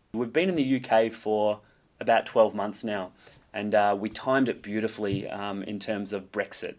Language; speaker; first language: English; native; English